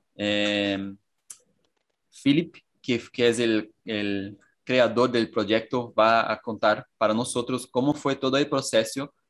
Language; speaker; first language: Spanish; non-native, fluent; Portuguese